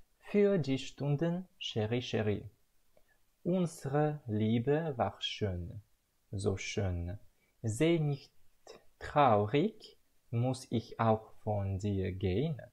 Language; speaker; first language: German; non-native, learner; Russian